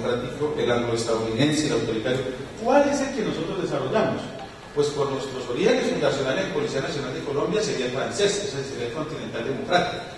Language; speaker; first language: Spanish; native; Spanish